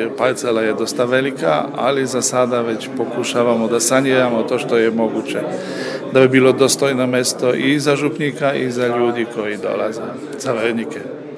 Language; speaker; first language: Serbian; non-native, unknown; Polish